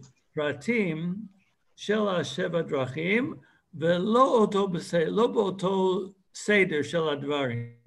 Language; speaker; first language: Hebrew; non-native, fluent; English